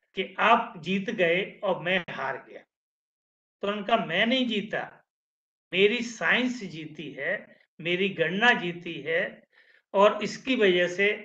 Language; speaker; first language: Hindi; native; Hindi